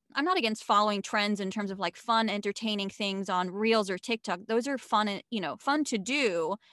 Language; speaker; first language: English; non-native, fluent; German